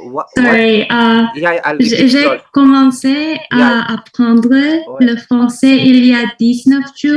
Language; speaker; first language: French; non-native, learner; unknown